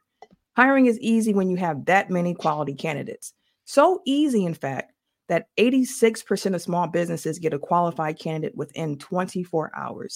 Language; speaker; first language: English; native; English